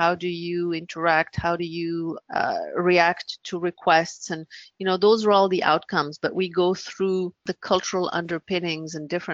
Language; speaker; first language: English; non-native, local second language; French